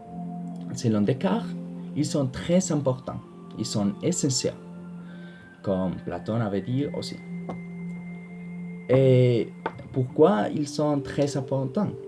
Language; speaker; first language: French; non-native, learner; Spanish